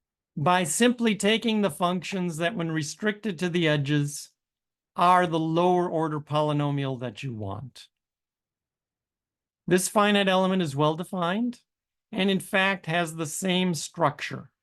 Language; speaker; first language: English; native; English